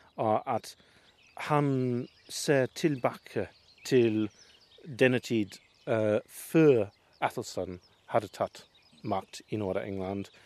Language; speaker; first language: Norwegian; non-native, learner; English